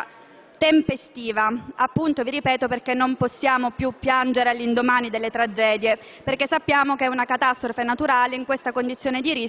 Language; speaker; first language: Italian; native; Italian